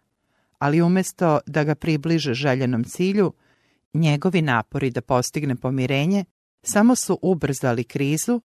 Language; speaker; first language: Serbian; native; Serbian